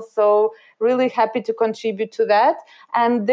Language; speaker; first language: English; non-native, fluent; Ukrainian